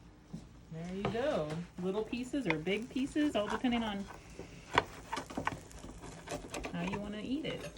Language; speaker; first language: English; native; English